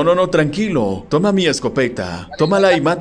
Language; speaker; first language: Spanish; native; Spanish